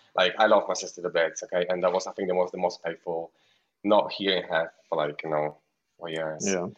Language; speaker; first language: English; non-native, fluent; Polish